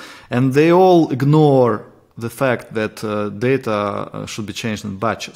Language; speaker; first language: English; non-native, fluent; Russian